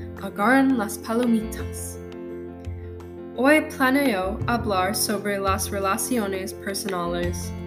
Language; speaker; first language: Spanish; non-native, learner; English